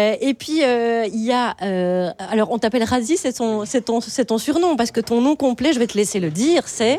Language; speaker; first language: French; native; French